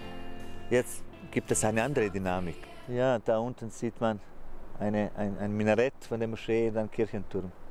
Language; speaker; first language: German; non-native, fluent; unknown